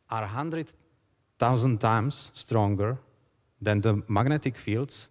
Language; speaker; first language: English; non-native, fluent; Czech